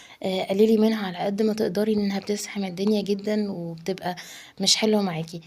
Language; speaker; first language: Arabic; native; Arabic